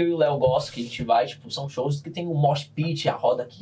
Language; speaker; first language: Portuguese; native; Portuguese